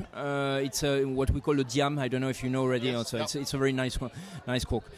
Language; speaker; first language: English; non-native, fluent; French